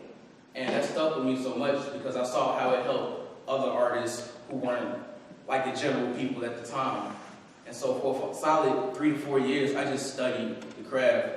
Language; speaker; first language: English; native; English